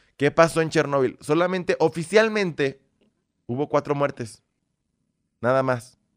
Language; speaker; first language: Spanish; early bilingual, other home language; Russian